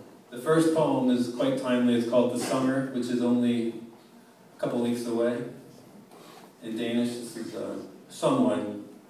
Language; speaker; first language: English; native; English